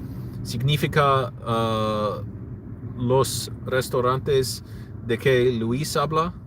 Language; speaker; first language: Spanish; non-native, learner; English